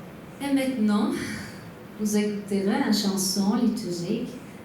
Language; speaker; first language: French; non-native, learner; Turkish